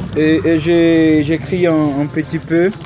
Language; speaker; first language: French; non-native, learner; Portuguese